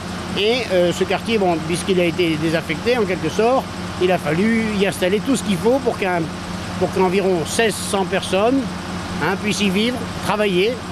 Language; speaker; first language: French; native; French